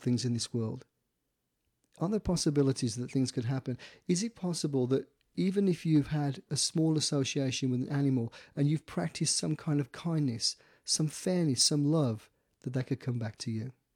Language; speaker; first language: English; native; English